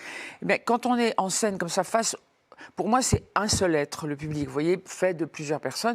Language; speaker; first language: French; native; French